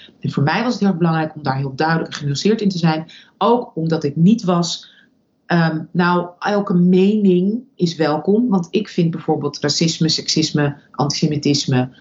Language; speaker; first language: Dutch; early bilingual, other home language; Russian